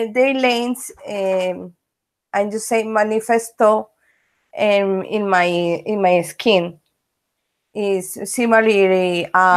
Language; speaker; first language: English; non-native, learner; Spanish